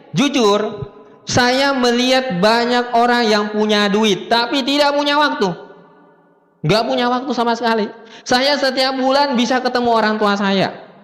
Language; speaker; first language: Indonesian; native; Indonesian